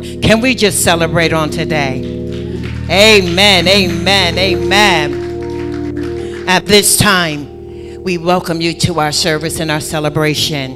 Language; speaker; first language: English; native; English